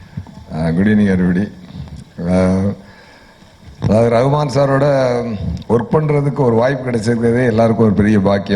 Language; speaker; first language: Tamil; native; Tamil